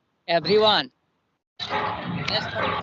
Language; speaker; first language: English; non-native, learner; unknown